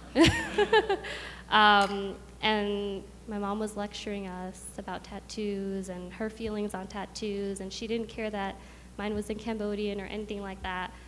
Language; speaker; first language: English; early bilingual, other home language; Khmer